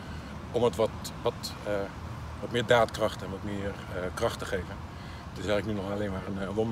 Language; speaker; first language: Dutch; native; Dutch